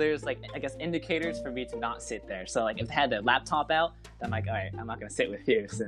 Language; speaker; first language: English; native; English